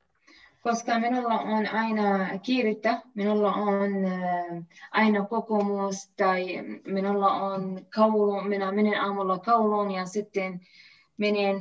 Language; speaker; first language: Finnish; non-native, learner; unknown